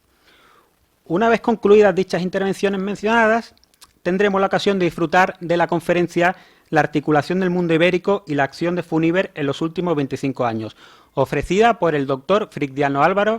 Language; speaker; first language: Spanish; native; Spanish